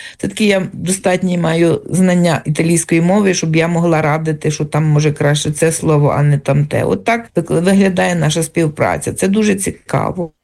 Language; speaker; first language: Ukrainian; native; Ukrainian